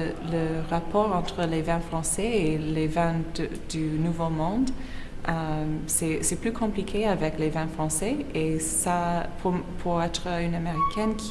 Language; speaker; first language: French; non-native, learner; English